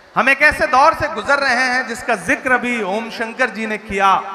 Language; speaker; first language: Hindi; non-native, local second language; Awadhi